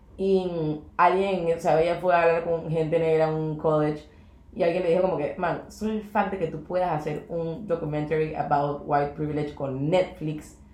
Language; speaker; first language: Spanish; native; Spanish